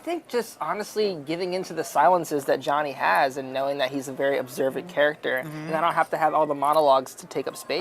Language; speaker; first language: English; native; English